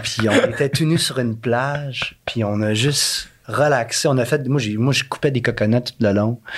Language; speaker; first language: French; native; French